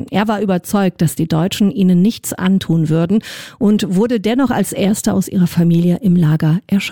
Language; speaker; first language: German; native; German